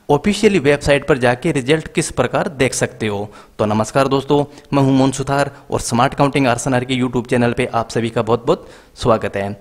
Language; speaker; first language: Hindi; native; Hindi